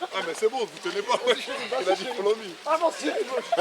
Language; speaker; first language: French; native; French